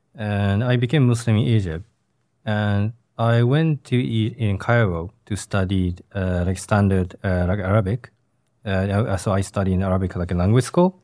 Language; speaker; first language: English; non-native, fluent; Japanese